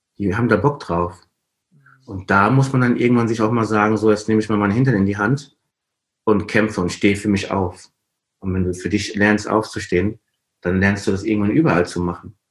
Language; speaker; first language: German; non-native, fluent; Igbo